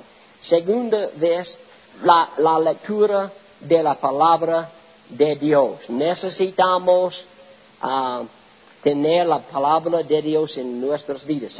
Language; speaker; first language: Spanish; non-native, learner; English